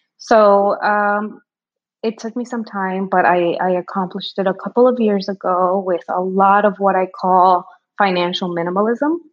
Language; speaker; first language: English; early bilingual, other home language; Spanish